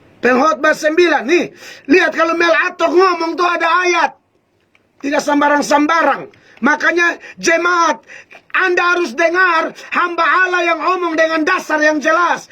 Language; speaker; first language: Indonesian; native; Indonesian